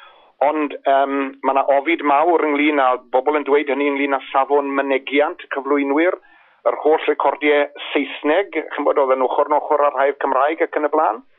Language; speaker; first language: Welsh; native; Welsh